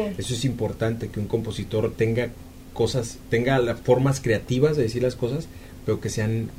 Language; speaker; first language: Spanish; native; Spanish